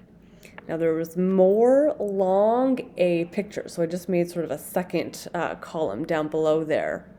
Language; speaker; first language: English; native; English